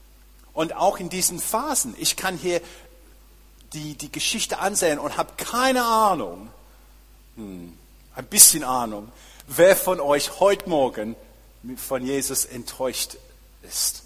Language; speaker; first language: German; non-native, fluent; English